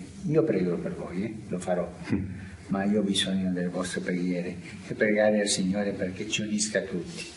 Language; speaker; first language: Italian; non-native, fluent; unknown